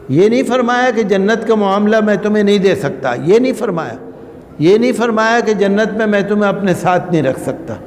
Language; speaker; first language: Urdu; native; Urdu